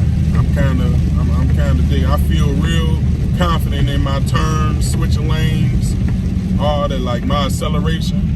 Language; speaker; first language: English; native; English